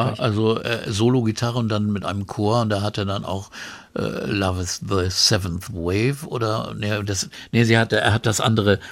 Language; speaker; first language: German; native; German